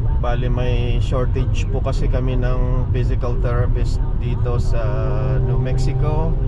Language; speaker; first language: Filipino; native; Filipino